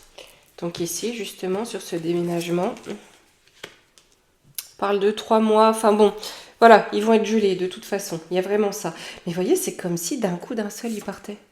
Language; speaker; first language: French; native; French